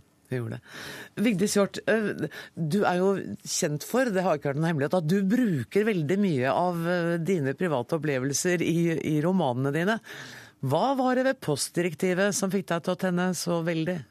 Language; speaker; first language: Norwegian; native; Norwegian